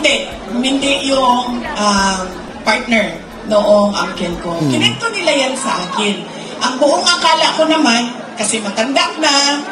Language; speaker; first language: Filipino; non-native, local second language; Cebuano